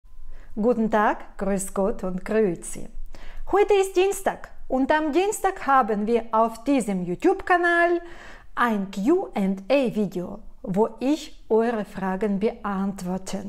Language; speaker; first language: German; non-native, fluent; Russian